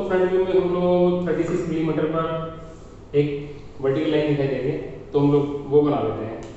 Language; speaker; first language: Hindi; native; Hindi